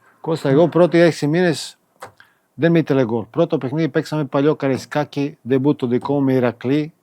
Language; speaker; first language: Greek; non-native, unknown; Serbian